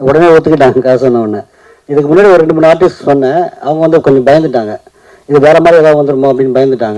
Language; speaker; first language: Tamil; native; Tamil